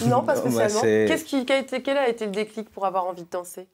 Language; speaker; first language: French; native; French